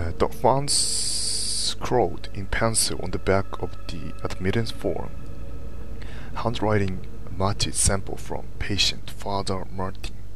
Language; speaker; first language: English; non-native, fluent; Japanese